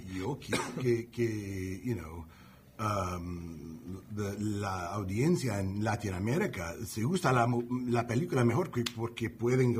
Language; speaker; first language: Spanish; non-native, learner; English